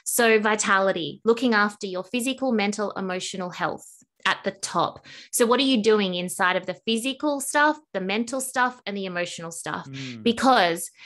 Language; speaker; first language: English; native; English